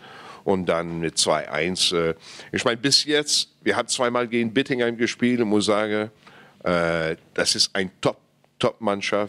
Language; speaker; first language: German; non-native, fluent; English